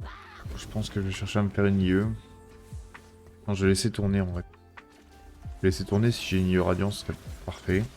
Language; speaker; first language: French; native; French